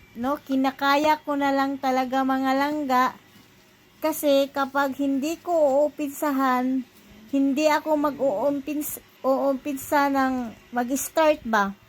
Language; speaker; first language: Filipino; non-native, local second language; Cebuano